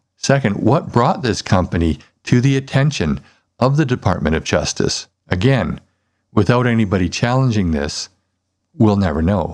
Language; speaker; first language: English; native; English